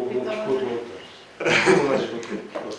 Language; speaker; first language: Japanese; native; Japanese